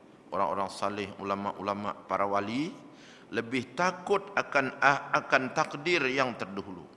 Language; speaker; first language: Malay; native; Malay